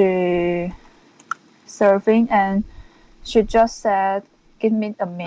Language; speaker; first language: English; non-native, learner; Chinese